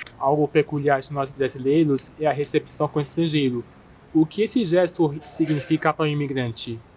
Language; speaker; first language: Portuguese; native; Portuguese